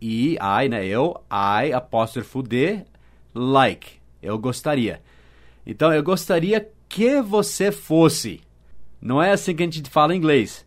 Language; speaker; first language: Portuguese; non-native, fluent; English